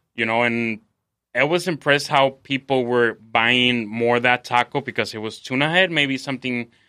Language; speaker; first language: English; non-native, fluent; Spanish